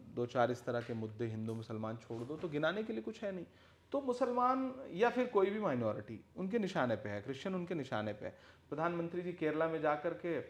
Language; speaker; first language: Hindi; native; Hindi